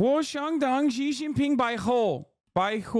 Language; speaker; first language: Chinese; non-native, learner; English